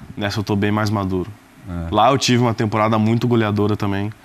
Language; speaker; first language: Portuguese; native; Portuguese